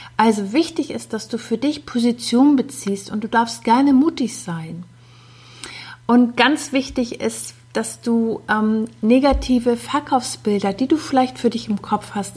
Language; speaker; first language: German; native; German